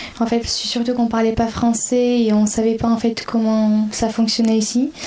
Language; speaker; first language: French; early bilingual, other home language; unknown